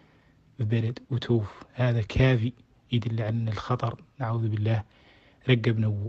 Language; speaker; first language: Arabic; native; Arabic